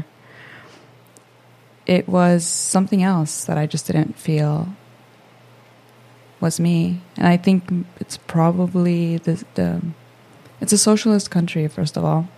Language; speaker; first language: English; non-native, fluent; Swedish